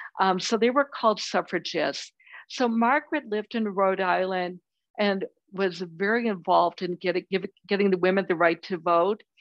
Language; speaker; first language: English; native; English